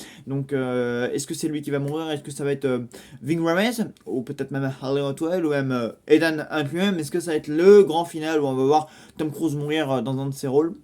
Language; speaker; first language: French; native; French